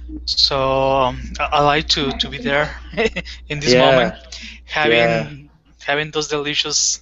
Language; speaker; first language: English; non-native, fluent; Spanish